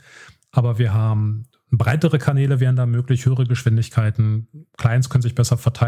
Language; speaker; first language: German; native; German